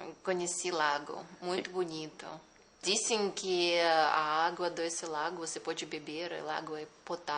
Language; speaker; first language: Portuguese; non-native, fluent; Russian